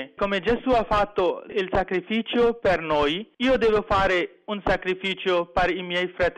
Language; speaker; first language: Italian; non-native, fluent; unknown